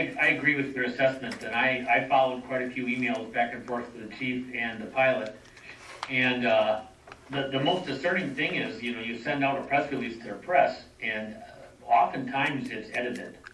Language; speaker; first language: English; native; English